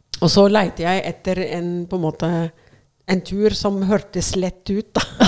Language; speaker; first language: Norwegian; non-native, fluent; Arabic